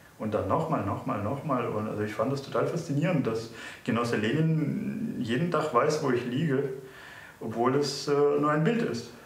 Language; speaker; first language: German; non-native, fluent; Russian